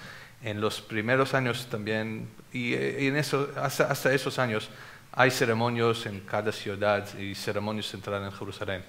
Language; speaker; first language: Spanish; non-native, fluent; Hebrew